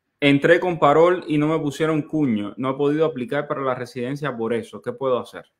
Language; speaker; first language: Spanish; native; Spanish